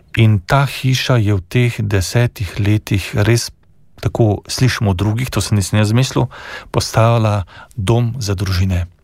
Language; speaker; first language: Slovenian; native; Slovenian